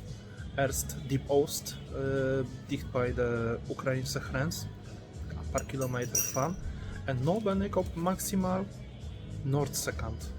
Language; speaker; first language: Dutch; non-native, learner; Polish